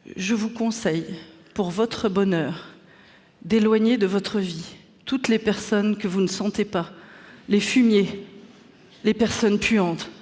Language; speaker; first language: French; native; French